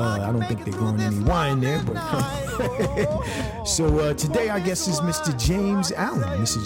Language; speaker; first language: English; native; English